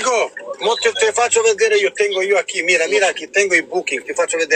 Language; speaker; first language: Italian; non-native, fluent; Albanian